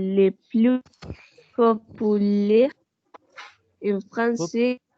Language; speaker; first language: French; non-native, learner; Spanish